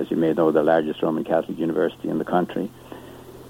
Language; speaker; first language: English; native; English